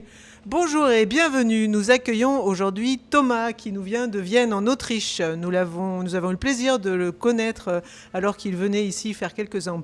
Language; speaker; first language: French; native; French